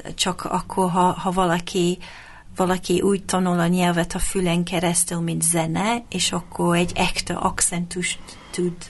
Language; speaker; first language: Hungarian; non-native, fluent; English